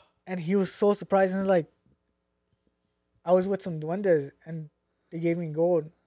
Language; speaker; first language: English; native; English